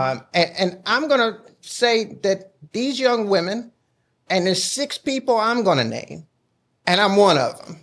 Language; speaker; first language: English; native; English